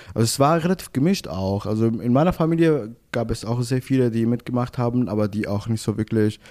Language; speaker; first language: German; non-native, fluent; Arabic